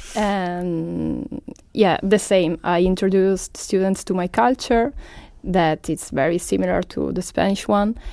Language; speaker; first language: English; non-native, learner; Italian